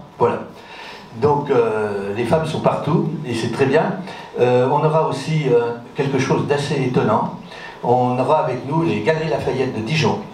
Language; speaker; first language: French; native; French